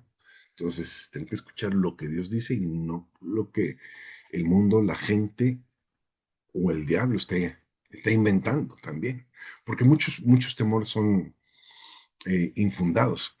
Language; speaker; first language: Spanish; native; Spanish